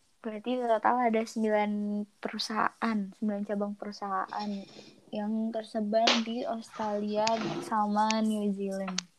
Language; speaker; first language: Indonesian; native; Indonesian